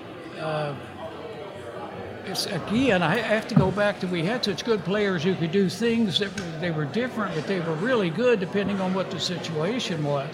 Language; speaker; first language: English; native; English